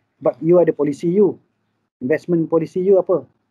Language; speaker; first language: English; non-native, local second language; Malay